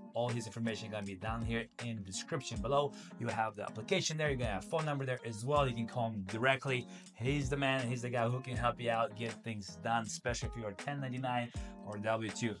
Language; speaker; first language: English; non-native, fluent; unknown